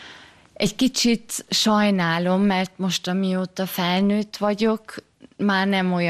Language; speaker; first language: Hungarian; early bilingual, heritage; German